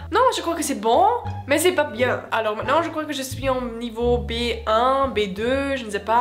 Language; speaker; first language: French; non-native, learner; Swiss German